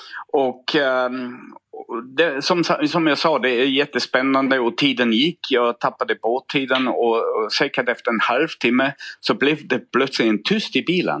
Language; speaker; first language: Swedish; non-native, fluent; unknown